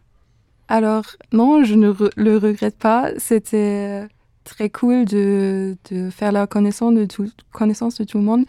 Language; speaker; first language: French; non-native, fluent; German